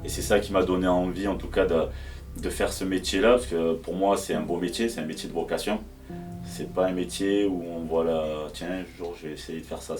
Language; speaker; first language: French; native; French